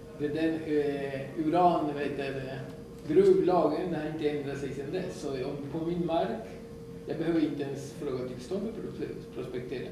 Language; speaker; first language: Swedish; non-native, fluent; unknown